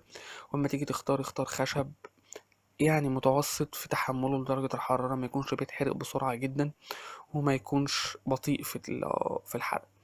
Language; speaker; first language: Arabic; native; Arabic